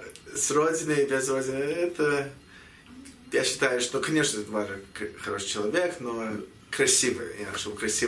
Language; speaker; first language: Russian; early bilingual, heritage; Russian